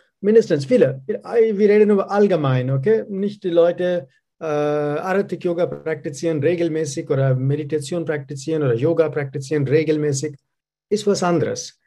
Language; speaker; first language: German; non-native, learner; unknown